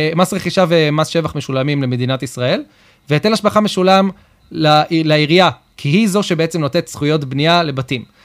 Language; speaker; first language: Hebrew; native; Hebrew